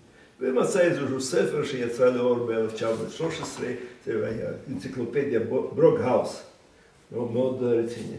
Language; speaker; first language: Hebrew; non-native, fluent; Russian